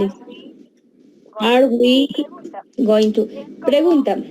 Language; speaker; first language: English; non-native, learner; Spanish